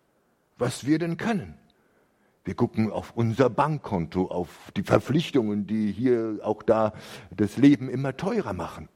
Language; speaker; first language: German; native; German